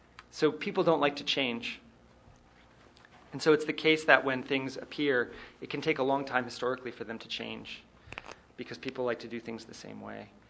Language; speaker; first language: English; native; English